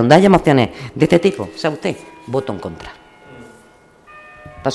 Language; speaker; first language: Spanish; native; Spanish